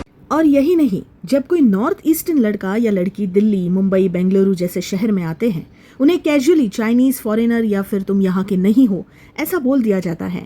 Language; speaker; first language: Hindi; native; Hindi